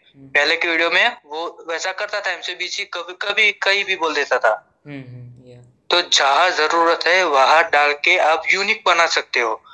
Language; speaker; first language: Hindi; non-native, local second language; Gujarati